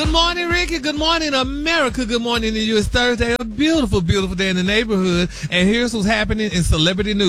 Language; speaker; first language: English; native; English